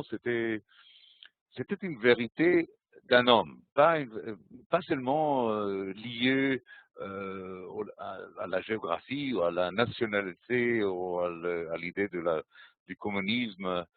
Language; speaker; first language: French; non-native, fluent; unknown